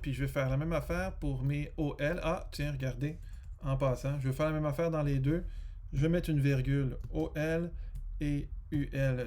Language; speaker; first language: French; native; French